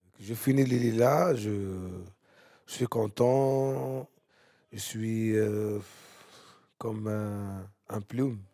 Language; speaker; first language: French; non-native, learner; Arabic